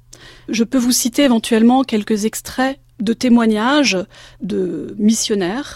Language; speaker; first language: French; native; French